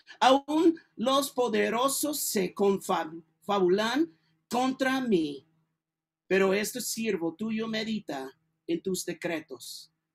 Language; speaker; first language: Spanish; non-native, learner; English